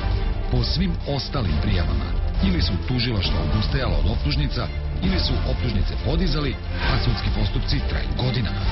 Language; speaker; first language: Serbian; native; Serbian